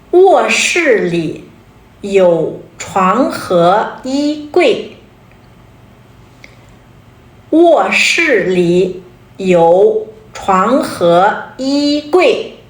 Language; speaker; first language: Chinese; non-native, fluent; Kazakh